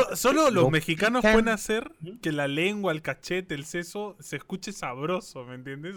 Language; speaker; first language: Spanish; native; Spanish